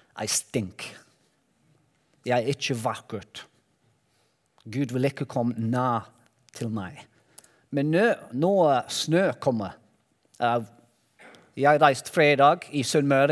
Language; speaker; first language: Norwegian; non-native, learner; Welsh